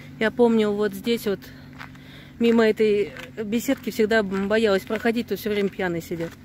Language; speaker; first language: Russian; native; Russian